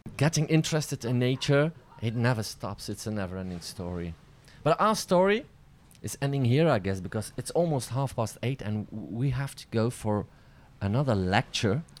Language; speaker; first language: English; non-native, fluent; Dutch